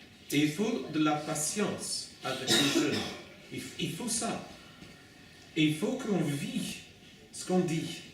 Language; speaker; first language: French; non-native, fluent; English